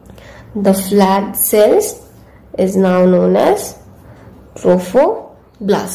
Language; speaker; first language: English; non-native, local second language; Hindi